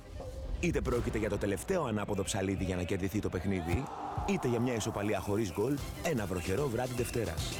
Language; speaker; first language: Greek; native; Greek